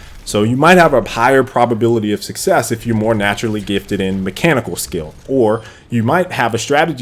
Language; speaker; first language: English; native; English